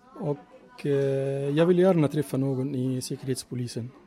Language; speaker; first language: Swedish; non-native, local second language; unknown